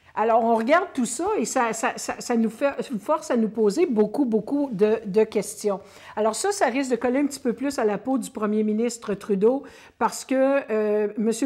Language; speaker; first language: French; native; French